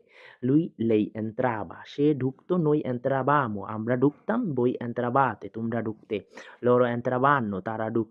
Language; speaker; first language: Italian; non-native, learner; Bangla